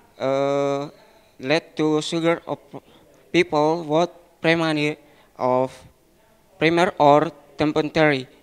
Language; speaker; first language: English; non-native, learner; Indonesian